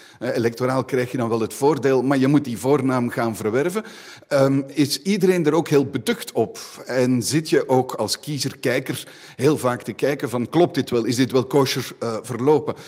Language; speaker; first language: Dutch; native; Dutch